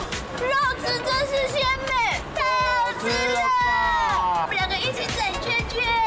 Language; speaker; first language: Chinese; native; Chinese